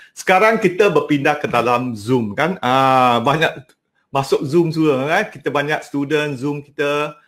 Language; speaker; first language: Malay; non-native, local second language; Cantonese